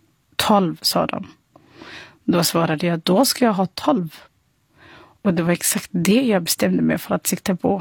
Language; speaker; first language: Swedish; non-native, fluent; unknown